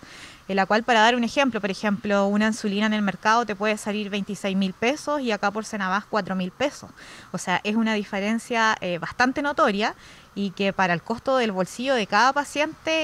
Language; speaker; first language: Spanish; native; Spanish